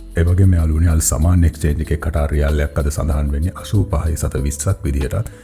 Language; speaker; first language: Sinhala; non-native, local second language; Tamil